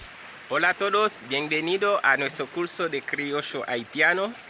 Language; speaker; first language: Spanish; non-native, fluent; Haitian Creole